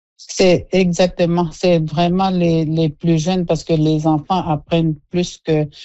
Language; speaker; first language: French; non-native, local second language; Innu-aimun